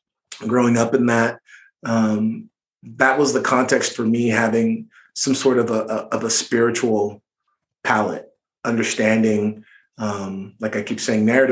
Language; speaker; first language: English; native; English